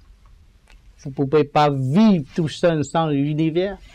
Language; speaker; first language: French; non-native, learner; Vietnamese